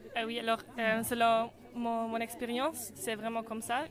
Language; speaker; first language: French; non-native, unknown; German